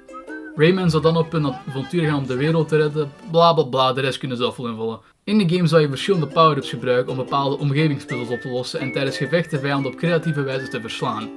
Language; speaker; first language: Dutch; native; Dutch